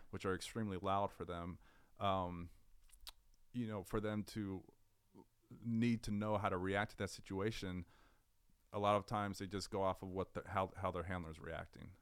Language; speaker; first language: English; native; English